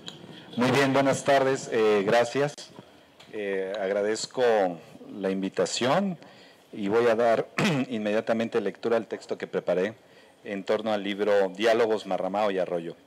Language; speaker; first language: Spanish; native; Spanish